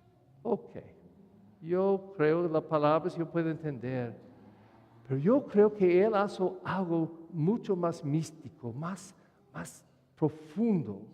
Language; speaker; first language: Spanish; non-native, fluent; English